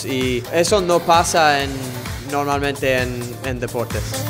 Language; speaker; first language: Spanish; non-native, fluent; English